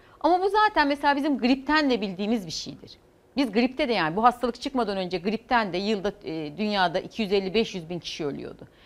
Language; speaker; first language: Turkish; native; Turkish